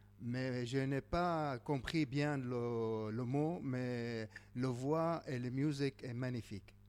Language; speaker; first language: French; non-native, learner; Arabic